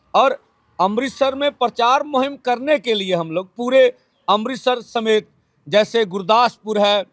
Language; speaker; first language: Hindi; non-native, local second language; Punjabi